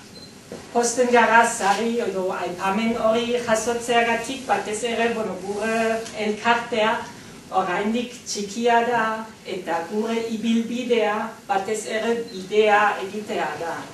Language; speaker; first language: Basque; non-native, fluent; German